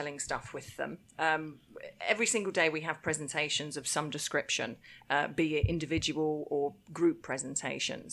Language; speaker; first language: English; native; English